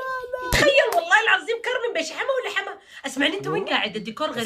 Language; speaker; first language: Arabic; native; Arabic